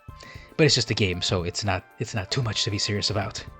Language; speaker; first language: English; native; English